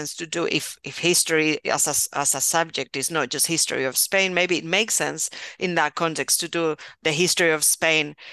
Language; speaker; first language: English; non-native, fluent; Spanish